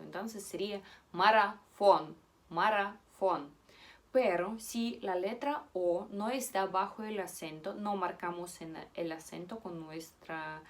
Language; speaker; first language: Spanish; non-native, fluent; Russian